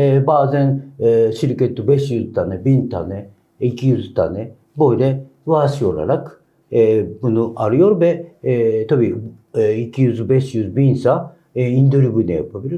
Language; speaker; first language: Turkish; non-native, learner; Japanese